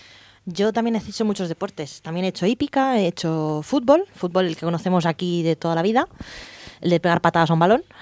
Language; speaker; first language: Spanish; native; Spanish